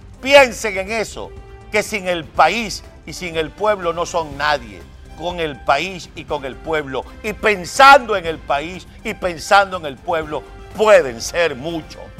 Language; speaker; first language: Spanish; native; Spanish